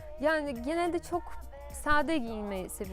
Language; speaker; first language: Turkish; non-native, fluent; Portuguese